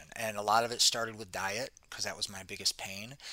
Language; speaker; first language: English; native; English